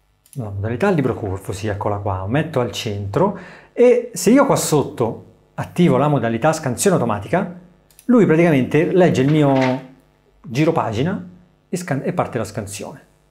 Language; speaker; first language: Italian; native; Italian